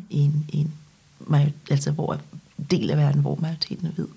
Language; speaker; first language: Danish; early bilingual, other home language; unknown